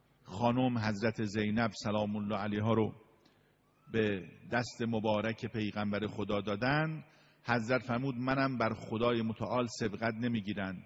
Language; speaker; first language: Persian; native; Persian